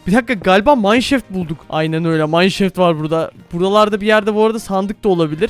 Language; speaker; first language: Turkish; native; Turkish